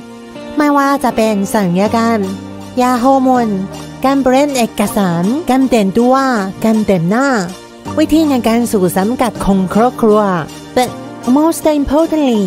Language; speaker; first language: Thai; non-native, learner; Chinese